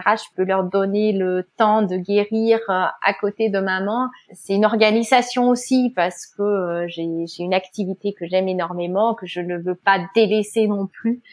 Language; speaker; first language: French; non-native, fluent; German